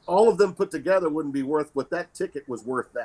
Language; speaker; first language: English; native; English